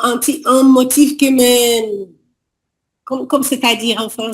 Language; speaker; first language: French; non-native, learner; Portuguese